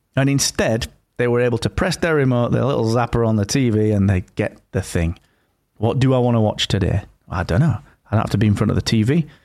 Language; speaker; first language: English; native; English